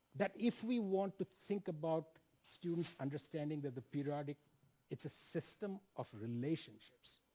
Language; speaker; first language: English; non-native, local second language; Hindi